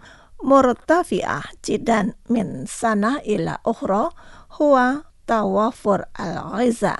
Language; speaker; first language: Arabic; non-native, fluent; Indonesian